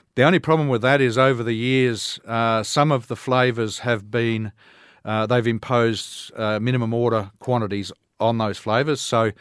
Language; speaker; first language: English; native; English